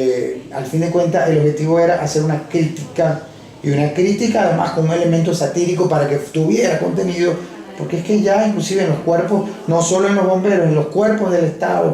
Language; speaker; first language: Spanish; native; Spanish